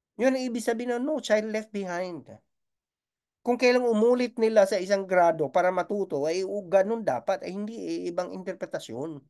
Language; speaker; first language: Filipino; non-native, local second language; Bikol